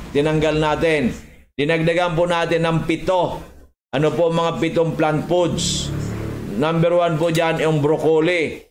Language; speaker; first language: Filipino; native; Filipino